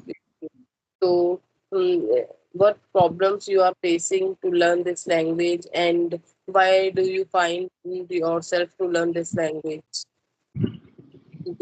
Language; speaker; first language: English; non-native, local second language; Hindi